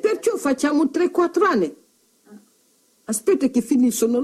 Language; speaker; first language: Italian; non-native, learner; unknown